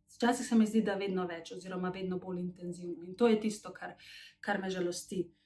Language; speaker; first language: Slovenian; early bilingual, other home language; Macedonian